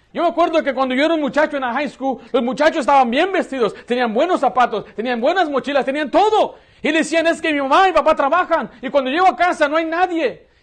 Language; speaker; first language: Spanish; early bilingual, heritage; Spanish